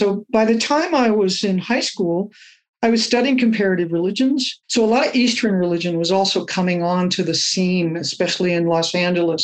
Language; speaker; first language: English; native; English